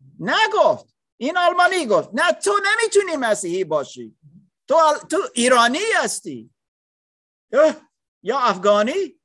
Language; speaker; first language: Persian; non-native, learner; English